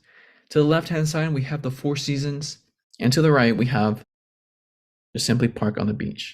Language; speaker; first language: English; native; English